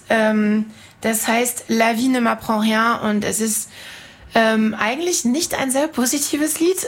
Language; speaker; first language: German; non-native, fluent; French